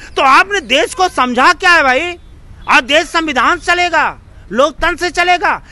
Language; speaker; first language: Hindi; native; Hindi